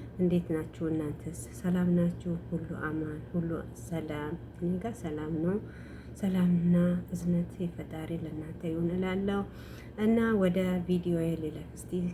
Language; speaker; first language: Amharic; non-native, local second language; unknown